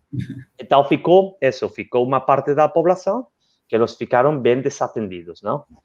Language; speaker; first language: Portuguese; non-native, learner; Spanish